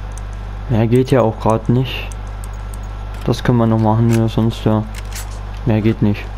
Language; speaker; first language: German; native; German